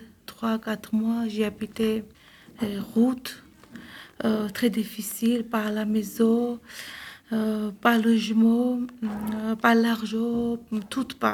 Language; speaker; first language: French; non-native, learner; Georgian